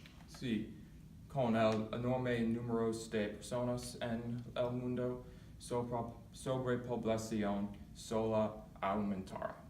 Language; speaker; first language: Spanish; non-native, learner; English